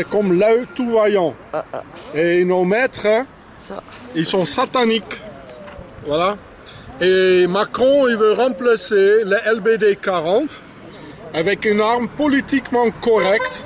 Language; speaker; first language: French; non-native, fluent; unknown